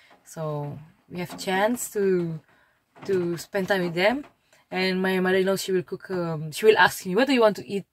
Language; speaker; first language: English; non-native, local second language; Malay